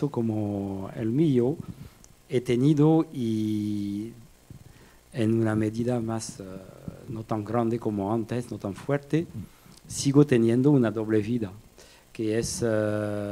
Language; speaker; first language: Spanish; non-native, fluent; French